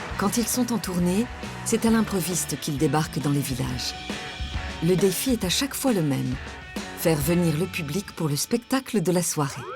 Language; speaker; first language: French; native; French